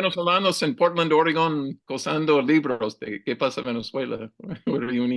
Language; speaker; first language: Spanish; non-native, learner; English